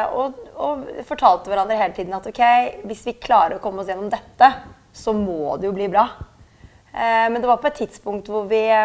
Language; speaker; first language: Norwegian; early bilingual, other home language; German